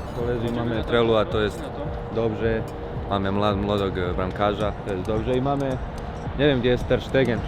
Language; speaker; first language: Polish; non-native, learner; Serbian